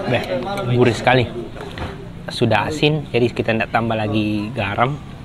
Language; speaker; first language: Indonesian; native; Indonesian